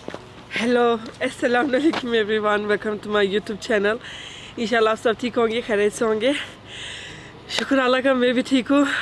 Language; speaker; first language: Hindi; non-native, fluent; Turkish